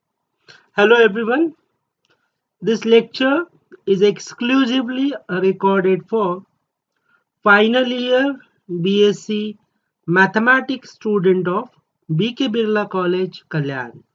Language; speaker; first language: English; non-native, local second language; Marathi